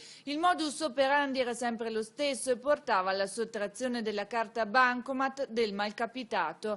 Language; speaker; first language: Italian; native; Italian